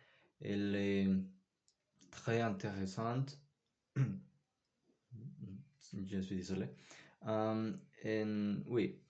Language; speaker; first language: French; non-native, learner; Spanish